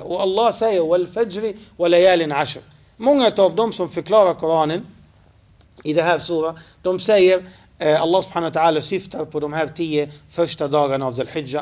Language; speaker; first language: Swedish; non-native, fluent; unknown